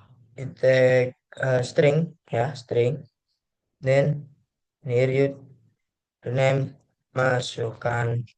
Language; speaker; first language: English; non-native, learner; Indonesian